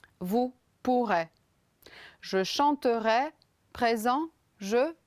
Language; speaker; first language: French; non-native, fluent; Romanian